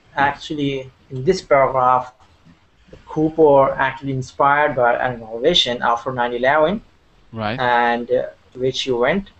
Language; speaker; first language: English; non-native, learner; Spanish